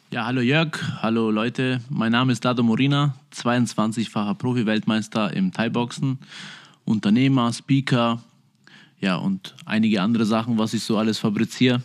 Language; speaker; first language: German; early bilingual, other home language; Albanian